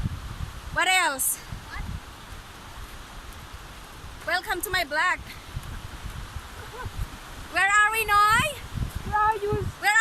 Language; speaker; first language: English; non-native, local second language; Filipino